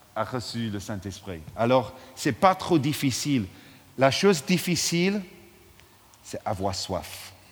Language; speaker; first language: French; non-native, fluent; English